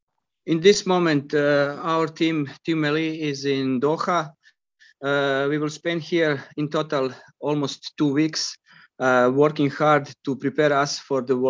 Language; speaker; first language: English; non-native, fluent; Croatian